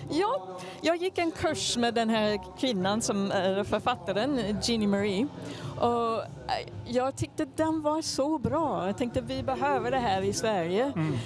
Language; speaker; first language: Swedish; non-native, fluent; English